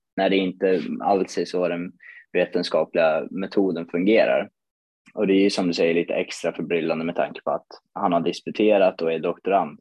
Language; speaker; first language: Swedish; early bilingual, other home language; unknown